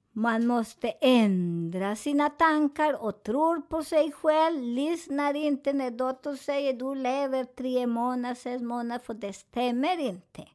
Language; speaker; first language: Swedish; non-native, fluent; Spanish